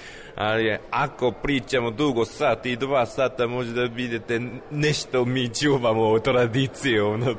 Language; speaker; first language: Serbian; non-native, learner; Japanese